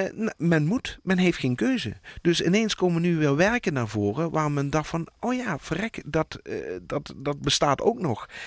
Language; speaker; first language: Dutch; native; Dutch